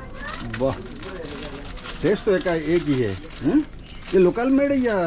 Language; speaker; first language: Hindi; non-native, local second language; Odia